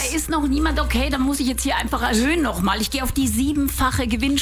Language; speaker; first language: German; native; German